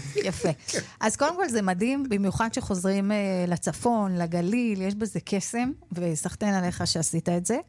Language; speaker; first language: Hebrew; native; Hebrew